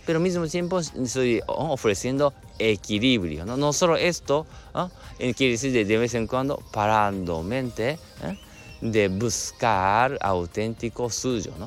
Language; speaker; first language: Spanish; non-native, learner; Japanese